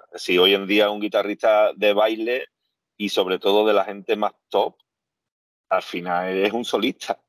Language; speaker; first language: Spanish; native; Spanish